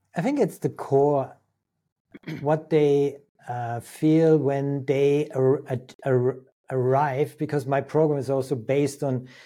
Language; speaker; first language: English; non-native, fluent; German